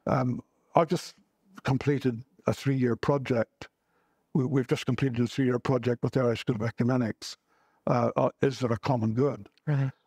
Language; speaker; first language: English; native; English